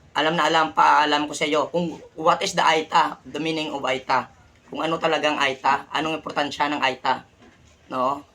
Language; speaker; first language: Filipino; non-native, local second language; Hiligaynon